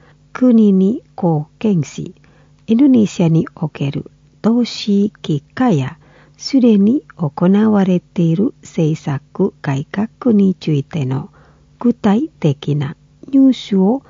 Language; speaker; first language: Japanese; non-native, fluent; Indonesian